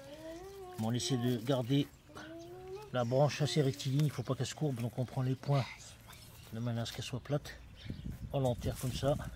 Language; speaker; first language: French; native; French